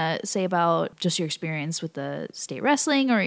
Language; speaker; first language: English; early bilingual, other home language; Spanish